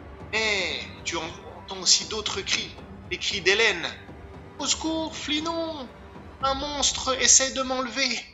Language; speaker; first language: French; native; French